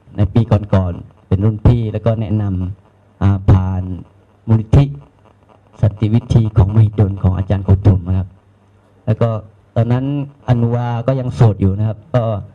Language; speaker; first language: Thai; non-native, local second language; Malay